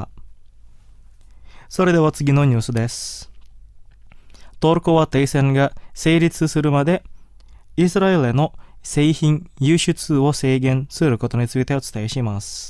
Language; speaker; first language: Japanese; non-native, fluent; Indonesian